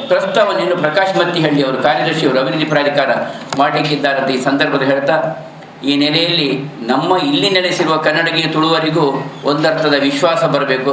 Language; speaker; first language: Kannada; non-native, local second language; Tulu